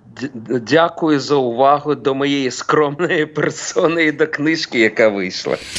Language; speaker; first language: Ukrainian; non-native, local second language; Russian